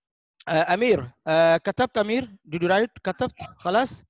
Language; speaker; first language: English; non-native, fluent; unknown